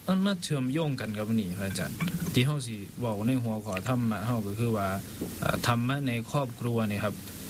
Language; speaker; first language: Thai; native; Thai